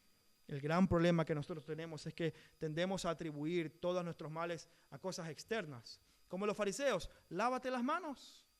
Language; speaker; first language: Spanish; native; Spanish